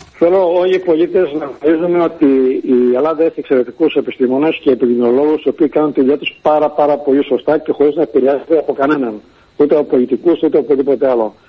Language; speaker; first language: Greek; native; Greek